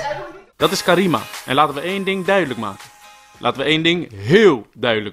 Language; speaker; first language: Dutch; native; Dutch